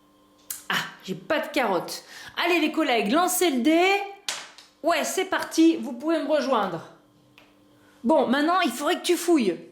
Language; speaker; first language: French; native; French